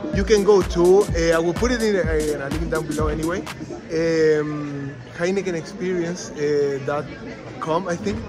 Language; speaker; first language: English; non-native, fluent; Spanish